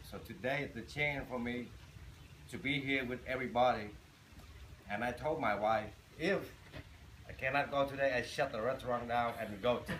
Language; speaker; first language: English; non-native, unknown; Vietnamese